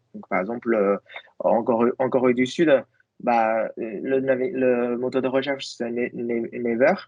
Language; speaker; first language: French; non-native, fluent; Chinese